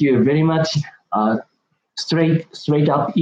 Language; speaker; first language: English; non-native, learner; Japanese